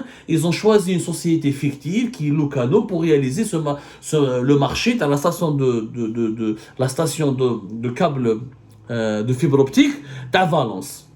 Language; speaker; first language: French; non-native, local second language; Arabic